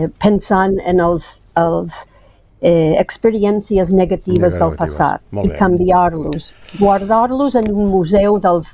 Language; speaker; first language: Catalan; non-native, fluent; English